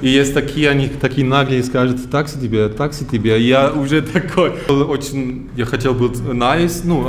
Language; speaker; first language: Russian; early bilingual, heritage; German